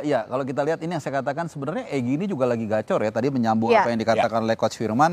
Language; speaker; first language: Indonesian; native; Indonesian